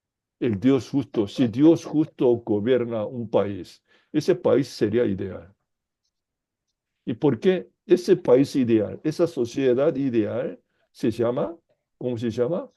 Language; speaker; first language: Spanish; non-native, fluent; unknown